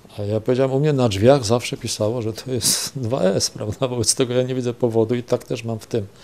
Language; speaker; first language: Polish; non-native, local second language; German